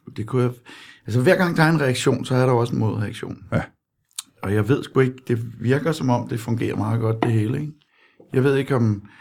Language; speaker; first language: Danish; native; Danish